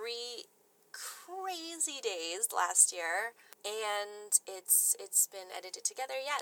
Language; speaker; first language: English; native; English